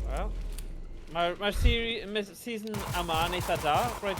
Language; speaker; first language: Welsh; native; Welsh